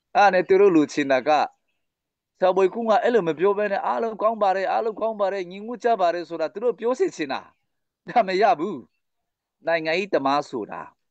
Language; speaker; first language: Burmese; non-native, local second language; Hakha Chin